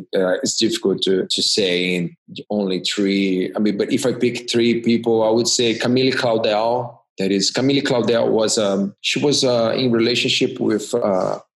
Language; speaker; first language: English; non-native, fluent; Portuguese